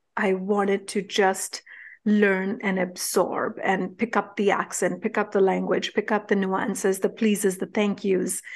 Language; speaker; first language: English; non-native, local second language; Punjabi